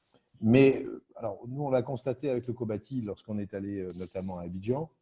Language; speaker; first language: French; native; French